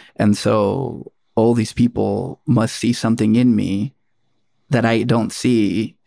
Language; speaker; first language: English; early bilingual, other home language; Spanish